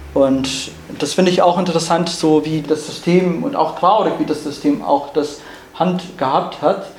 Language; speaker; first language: German; non-native, fluent; Arabic